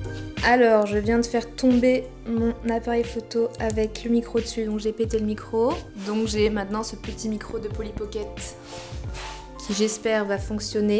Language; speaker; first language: French; native; French